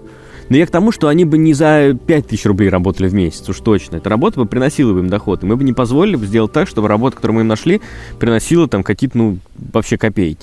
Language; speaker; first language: Russian; native; Russian